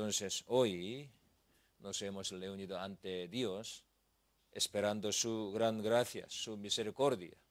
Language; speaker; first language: Spanish; non-native, learner; Korean